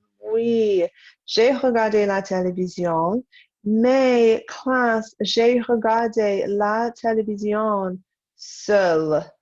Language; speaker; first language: French; non-native, fluent; English